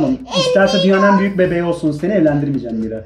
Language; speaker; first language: Turkish; native; Turkish